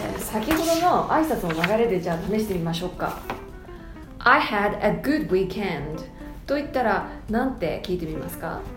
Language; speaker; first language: Japanese; early bilingual, heritage; Japanese